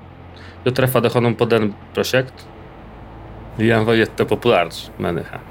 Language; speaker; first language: Swedish; non-native, learner; Polish